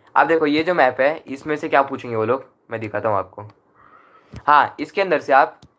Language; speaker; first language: Hindi; non-native, local second language; Marathi